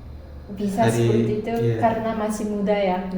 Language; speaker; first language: Indonesian; non-native, learner; Japanese